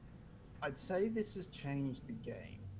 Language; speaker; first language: English; native; English